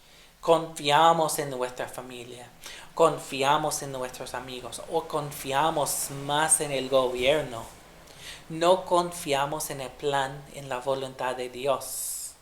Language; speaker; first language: Spanish; non-native, fluent; English